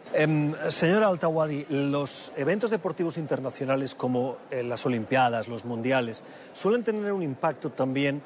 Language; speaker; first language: Spanish; native; Spanish